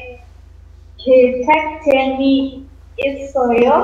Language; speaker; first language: Korean; non-native, learner; Indonesian